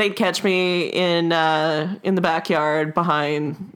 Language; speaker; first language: English; non-native, fluent; Russian